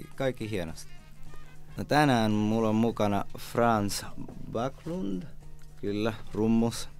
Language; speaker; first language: Finnish; non-native, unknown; Spanish